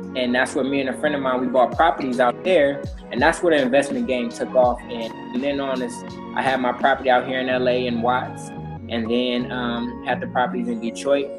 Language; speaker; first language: English; native; English